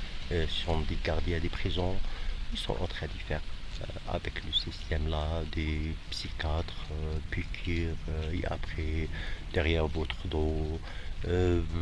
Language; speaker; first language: French; non-native, fluent; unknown